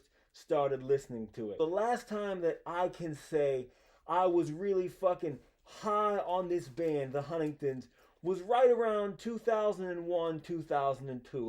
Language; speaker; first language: English; native; English